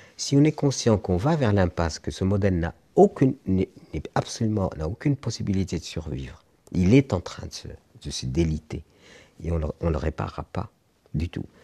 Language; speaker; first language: French; non-native, local second language; Arabic